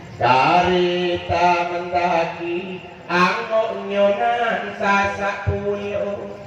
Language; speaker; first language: Malay; non-native, local second language; Achinese